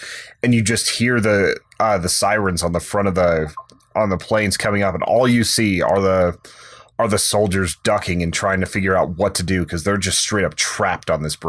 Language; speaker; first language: English; native; English